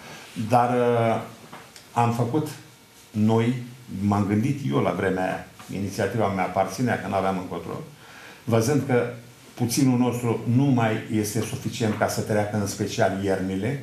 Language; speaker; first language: Romanian; native; Romanian